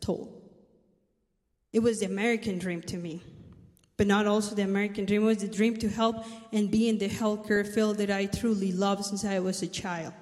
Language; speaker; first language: English; non-native, fluent; Spanish